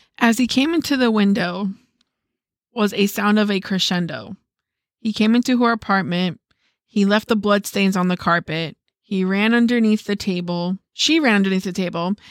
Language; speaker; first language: English; early bilingual, other home language; Spanish